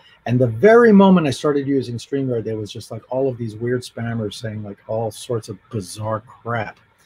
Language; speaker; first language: English; native; English